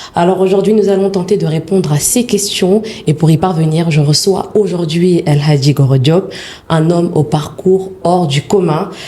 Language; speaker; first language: French; early bilingual, other home language; Wolof